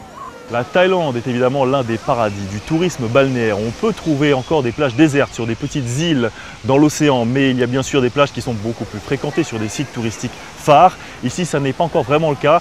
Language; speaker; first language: French; native; French